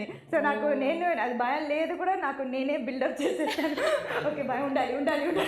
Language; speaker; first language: Telugu; non-native, fluent; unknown